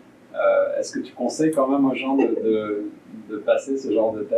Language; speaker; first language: French; native; French